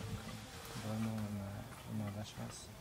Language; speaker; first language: French; non-native, local second language; Arabic